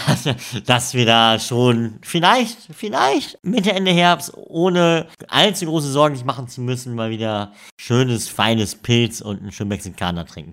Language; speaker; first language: German; native; German